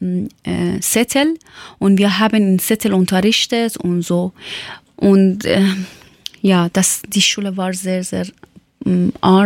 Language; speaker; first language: German; non-native, learner; Persian